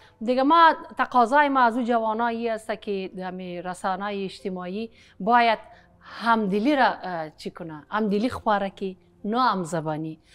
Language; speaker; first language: Persian; non-native, local second language; Pashto